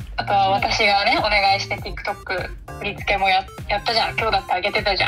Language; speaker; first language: Japanese; native; Japanese